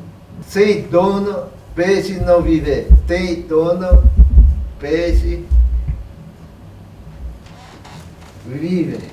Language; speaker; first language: Portuguese; non-native, local second language; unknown